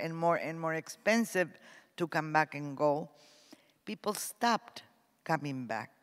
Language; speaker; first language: English; non-native, fluent; Spanish